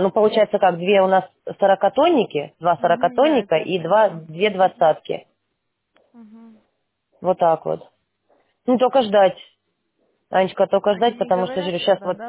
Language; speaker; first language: Russian; native; Russian